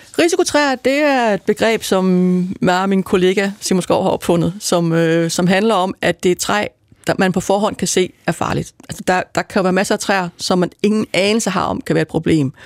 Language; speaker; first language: Danish; native; Danish